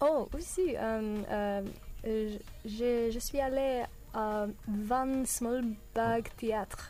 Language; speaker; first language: French; non-native, learner; English